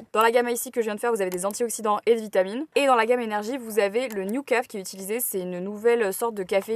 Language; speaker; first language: French; native; French